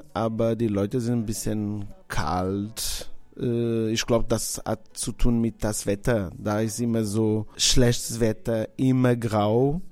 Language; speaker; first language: German; non-native, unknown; Portuguese